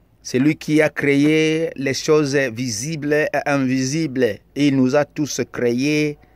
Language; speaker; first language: French; non-native, local second language; Lingala